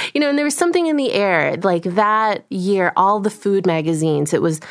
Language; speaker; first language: English; early bilingual, other home language; Korean